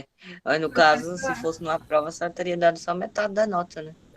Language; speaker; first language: Portuguese; native; Portuguese